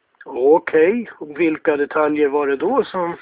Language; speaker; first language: Swedish; native; Swedish